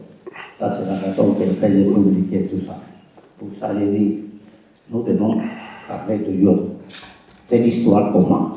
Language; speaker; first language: French; non-native, fluent; Spanish